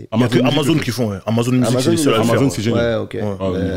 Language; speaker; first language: French; native; French